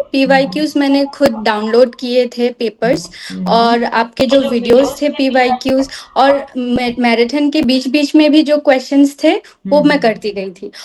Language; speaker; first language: Hindi; non-native, local second language; Assamese